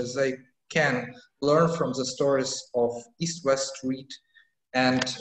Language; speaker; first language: English; non-native, fluent; Ukrainian